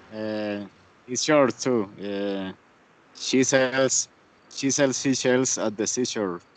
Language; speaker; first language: English; non-native, learner; Spanish